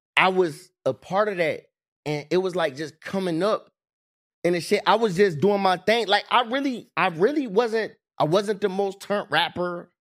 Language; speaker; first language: English; native; English